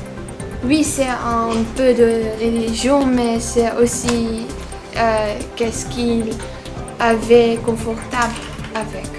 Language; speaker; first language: French; non-native, learner; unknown